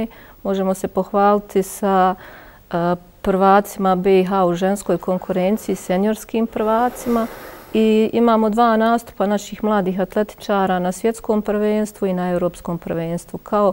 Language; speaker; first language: Croatian; native; Croatian